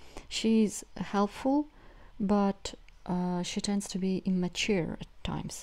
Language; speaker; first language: English; non-native, fluent; Russian